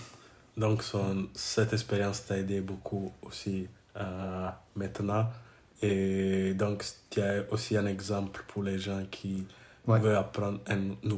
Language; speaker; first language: French; non-native, learner; English